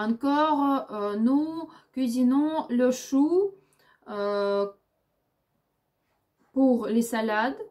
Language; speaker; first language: French; non-native, learner; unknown